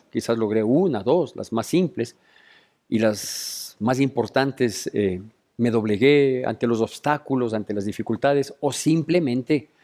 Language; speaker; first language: Spanish; native; Spanish